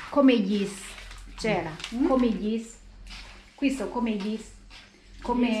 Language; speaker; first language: Italian; non-native, learner; Thai